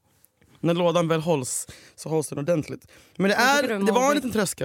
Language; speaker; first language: Swedish; native; Swedish